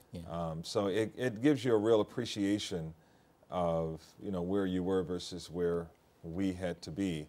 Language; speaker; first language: English; native; English